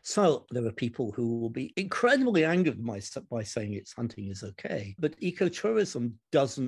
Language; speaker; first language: English; native; English